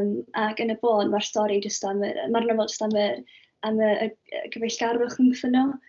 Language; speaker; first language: Welsh; native; Welsh